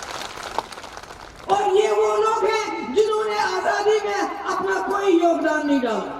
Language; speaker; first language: Urdu; non-native, local second language; Kashmiri